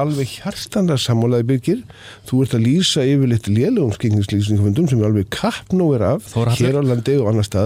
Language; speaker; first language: Icelandic; native; Icelandic